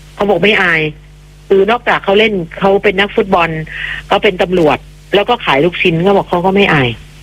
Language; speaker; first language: Thai; native; Thai